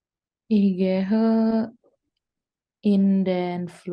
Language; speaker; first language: German; non-native, learner; Indonesian